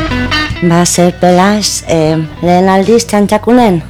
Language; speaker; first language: Basque; non-native, local second language; Spanish